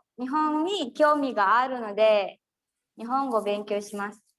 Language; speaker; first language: Japanese; non-native, learner; Indonesian